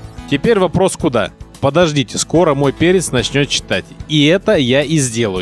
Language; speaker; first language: Russian; native; Russian